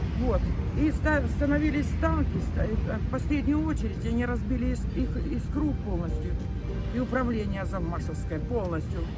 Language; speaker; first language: Russian; native; Russian